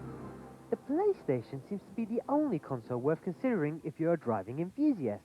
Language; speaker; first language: English; native; English